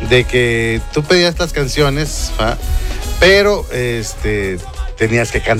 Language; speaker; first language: Spanish; native; Spanish